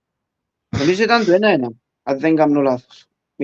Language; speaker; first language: Greek; early bilingual, heritage; Greek